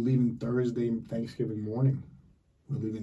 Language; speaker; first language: English; native; English